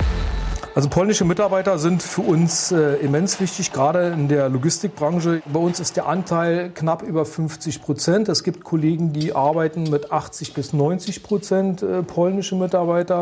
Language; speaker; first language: German; native; German